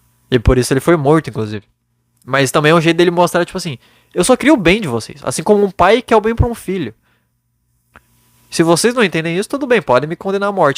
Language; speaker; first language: Portuguese; native; Portuguese